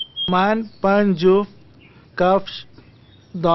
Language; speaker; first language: Persian; non-native, learner; Urdu